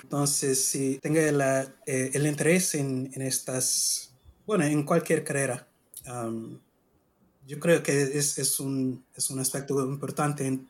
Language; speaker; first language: Spanish; non-native, learner; English